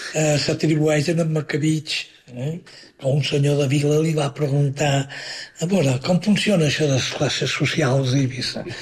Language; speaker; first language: Catalan; native; Catalan